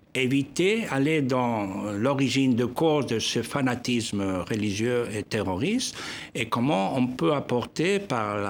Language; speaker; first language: French; non-native, fluent; Spanish